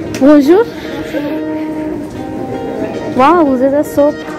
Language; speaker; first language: French; non-native, learner; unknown